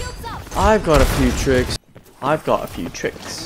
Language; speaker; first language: English; native; English